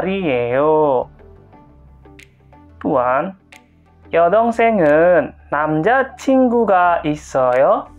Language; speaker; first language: Korean; non-native, fluent; Indonesian